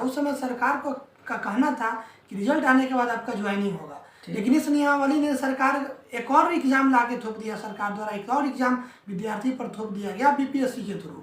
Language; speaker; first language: Hindi; native; Hindi